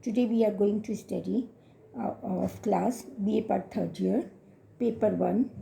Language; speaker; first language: English; non-native, local second language; Hindi